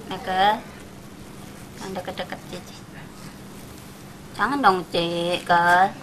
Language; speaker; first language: Indonesian; native; Indonesian